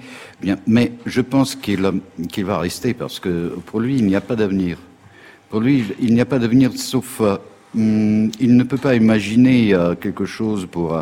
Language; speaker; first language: French; non-native, fluent; Russian